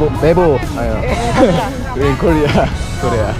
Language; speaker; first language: Spanish; non-native, learner; Korean